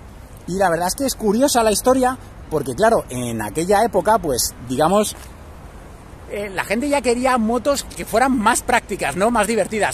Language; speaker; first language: Spanish; native; Spanish